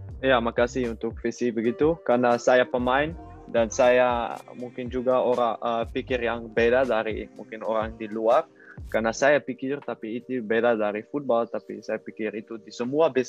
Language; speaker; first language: Indonesian; non-native, learner; Dutch